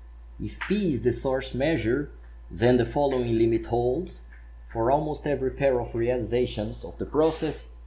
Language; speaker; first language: English; non-native, fluent; Portuguese